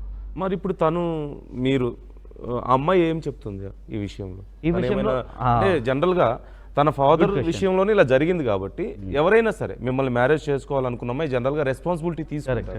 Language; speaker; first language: Telugu; native; Telugu